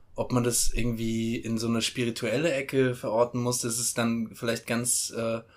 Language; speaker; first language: German; native; German